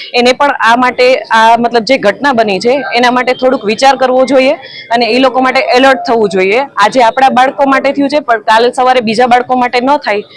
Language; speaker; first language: Gujarati; non-native, local second language; Sindhi